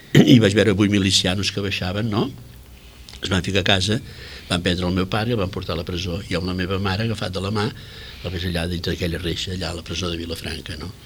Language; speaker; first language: Catalan; native; Catalan